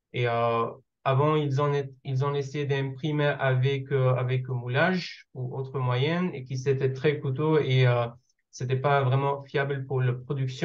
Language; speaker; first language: French; non-native, learner; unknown